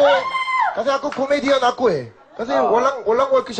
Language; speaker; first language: Filipino; non-native, learner; Korean